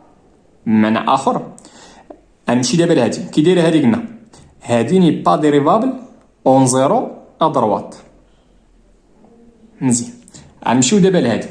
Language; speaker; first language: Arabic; native; Arabic